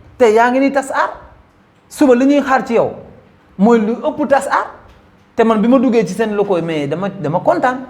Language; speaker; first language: Wolof; non-native, local second language; Fula